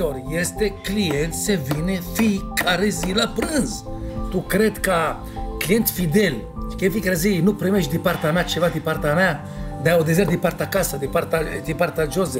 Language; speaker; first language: Romanian; non-native, fluent; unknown